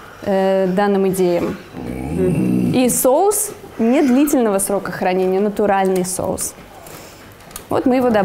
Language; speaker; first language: Russian; native; Russian